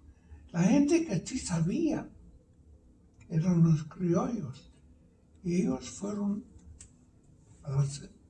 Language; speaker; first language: Spanish; early bilingual, heritage; Spanish